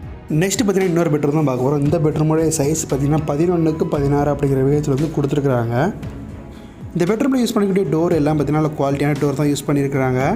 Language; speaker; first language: Tamil; native; Tamil